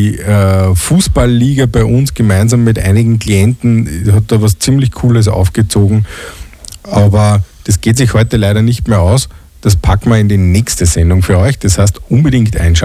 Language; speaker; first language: German; native; German